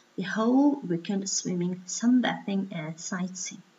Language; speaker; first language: English; non-native, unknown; Mongolian